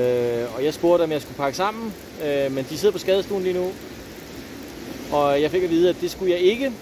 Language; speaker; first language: Danish; native; Danish